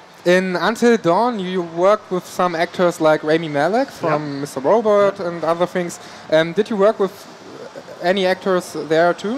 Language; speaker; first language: English; non-native, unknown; German